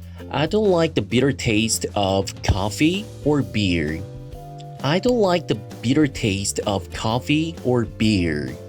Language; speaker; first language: English; non-native, fluent; Korean